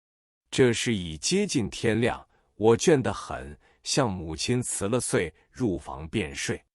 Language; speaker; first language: Chinese; native; Chinese